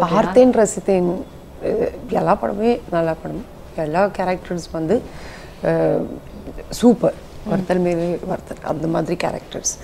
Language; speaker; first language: Tamil; non-native, fluent; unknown